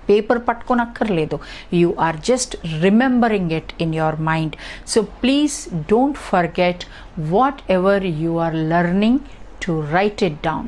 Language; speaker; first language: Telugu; early bilingual, heritage; Telugu